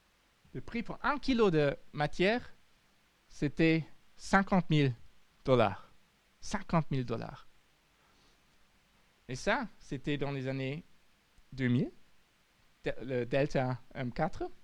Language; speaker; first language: French; non-native, fluent; German